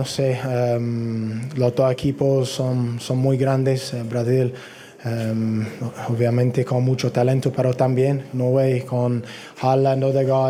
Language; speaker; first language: Spanish; non-native, learner; English